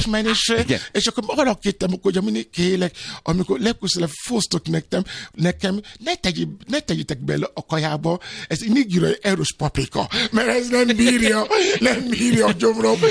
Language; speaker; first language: Hungarian; non-native, learner; Yoruba